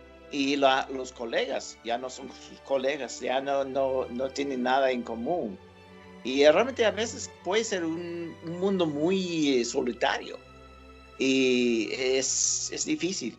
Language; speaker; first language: Spanish; non-native, fluent; English